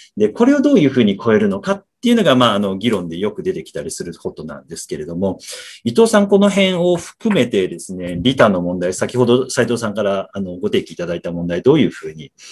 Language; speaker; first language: Japanese; native; Japanese